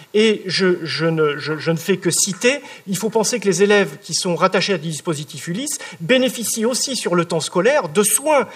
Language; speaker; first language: French; native; French